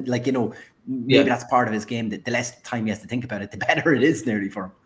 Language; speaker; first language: English; native; English